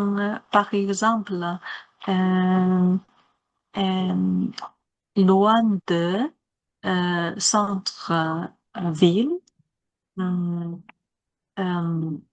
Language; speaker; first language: French; non-native, learner; Chinese